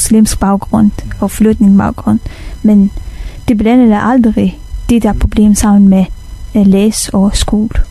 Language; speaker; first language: Danish; non-native, fluent; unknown